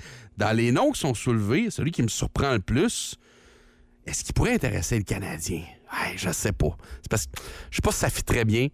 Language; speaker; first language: French; native; French